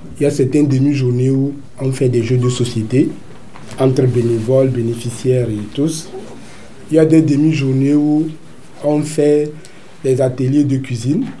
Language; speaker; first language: French; native; French